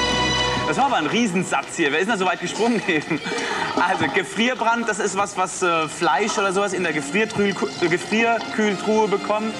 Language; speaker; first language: German; native; German